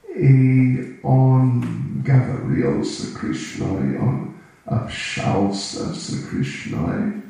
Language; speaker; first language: Russian; non-native, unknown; English